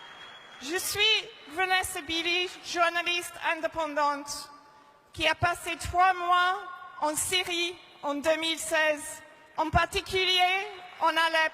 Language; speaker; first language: French; non-native, fluent; English